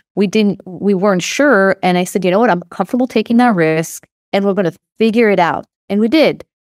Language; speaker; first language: English; non-native, fluent; Hebrew